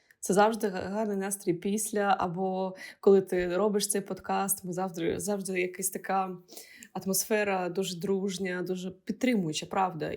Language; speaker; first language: Ukrainian; non-native, local second language; Russian